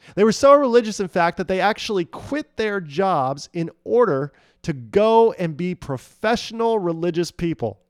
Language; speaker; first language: English; native; English